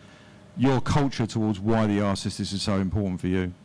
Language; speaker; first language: English; native; English